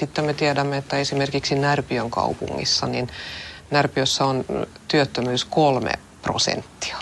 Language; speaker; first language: Finnish; non-native, local second language; Swedish